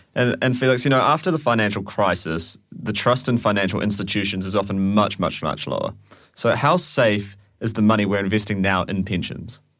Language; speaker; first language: English; native; English